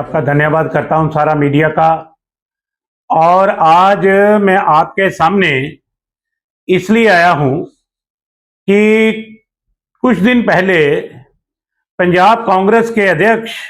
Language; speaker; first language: Hindi; non-native, local second language; Punjabi